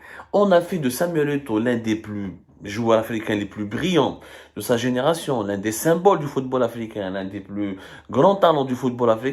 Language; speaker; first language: French; non-native, local second language; Arabic